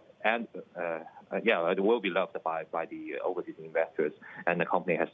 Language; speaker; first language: English; non-native, fluent; Chinese